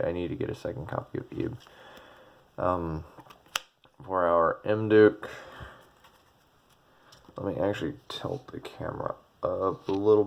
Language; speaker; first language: English; native; English